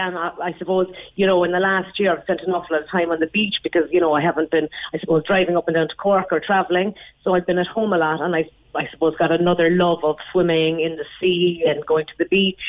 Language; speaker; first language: English; native; English